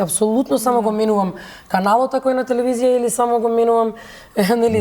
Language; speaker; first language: Macedonian; native; Macedonian